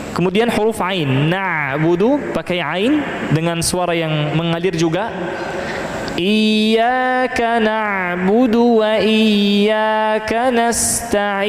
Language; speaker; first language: Malay; non-native, fluent; Arabic